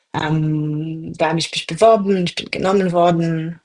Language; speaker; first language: German; non-native, fluent; French